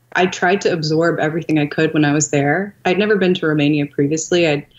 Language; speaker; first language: English; native; English